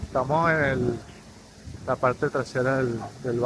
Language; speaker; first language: Spanish; native; Spanish